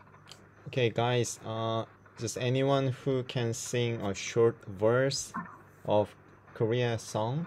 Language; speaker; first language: English; non-native, fluent; Korean